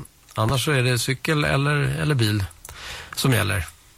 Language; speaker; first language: Swedish; native; Swedish